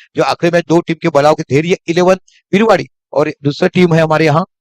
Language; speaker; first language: Hindi; non-native, local second language; Marathi